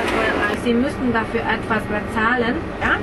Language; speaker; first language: German; non-native, learner; Hungarian